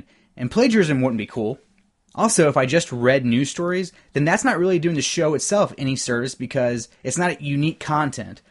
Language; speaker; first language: English; native; English